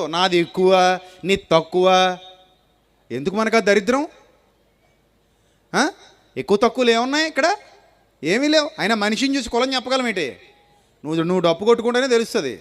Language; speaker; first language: Telugu; native; Telugu